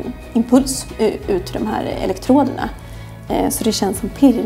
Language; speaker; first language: Swedish; native; Swedish